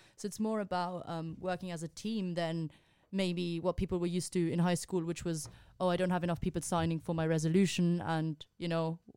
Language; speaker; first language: English; non-native, fluent; Spanish